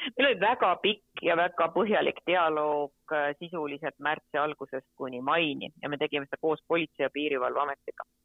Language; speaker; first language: Estonian; native; Estonian